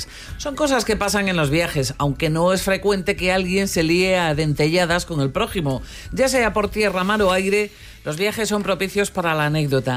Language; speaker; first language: Spanish; native; Spanish